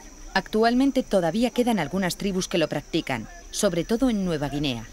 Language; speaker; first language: Spanish; native; Spanish